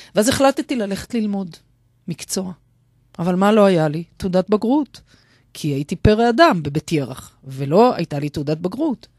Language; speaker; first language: Hebrew; native; Hebrew